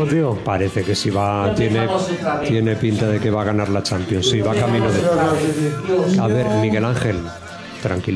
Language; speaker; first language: Spanish; native; Spanish